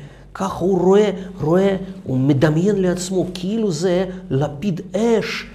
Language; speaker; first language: Hebrew; non-native, fluent; Russian